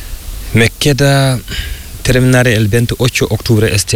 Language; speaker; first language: Spanish; non-native, learner; Fula